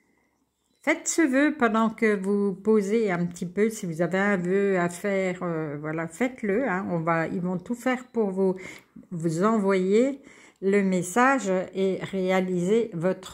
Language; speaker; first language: French; native; French